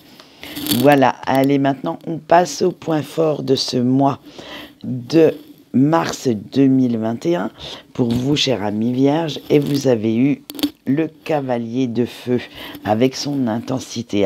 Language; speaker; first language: French; native; French